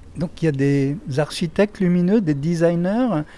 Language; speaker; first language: French; native; French